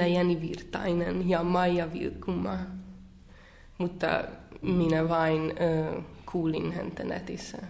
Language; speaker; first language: Finnish; non-native, learner; Hungarian